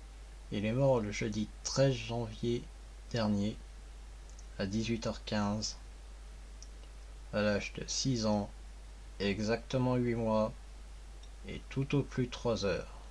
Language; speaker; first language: French; native; French